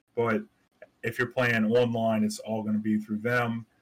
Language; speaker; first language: English; native; English